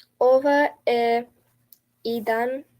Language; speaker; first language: Macedonian; non-native, learner; English